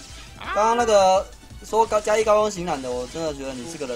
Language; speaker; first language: Chinese; native; Chinese